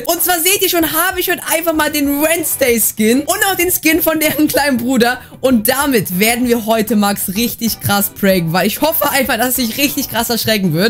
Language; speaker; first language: German; native; German